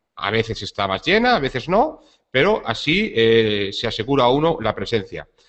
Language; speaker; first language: Spanish; native; Spanish